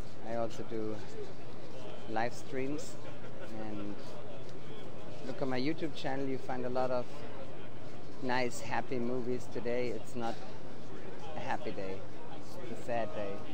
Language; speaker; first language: English; non-native, fluent; German